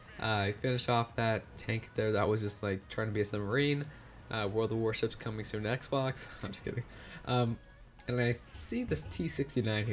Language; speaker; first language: English; native; English